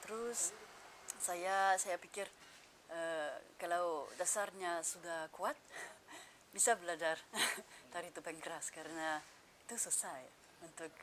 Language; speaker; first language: Indonesian; non-native, fluent; French